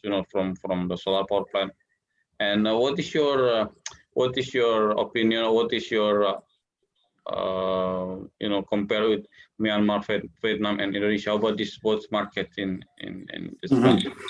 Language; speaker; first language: English; non-native, learner; Indonesian